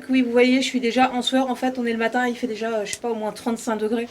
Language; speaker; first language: French; native; French